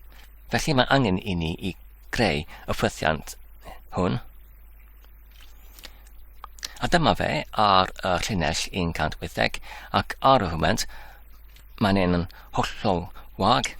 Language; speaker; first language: Welsh; non-native, learner; English